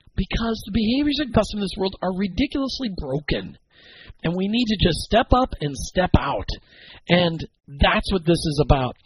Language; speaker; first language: English; native; English